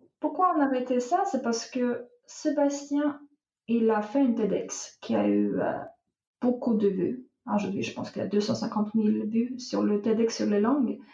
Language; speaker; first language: French; non-native, fluent; Russian